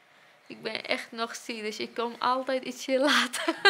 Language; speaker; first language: Dutch; non-native, learner; Arabic